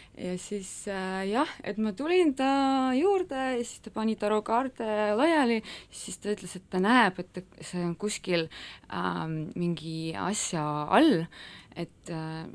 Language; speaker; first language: Estonian; non-native, local second language; Russian